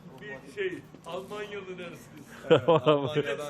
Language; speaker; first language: Turkish; early bilingual, heritage; Turkish